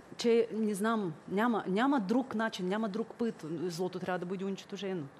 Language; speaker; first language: Bulgarian; early bilingual, heritage; Bulgarian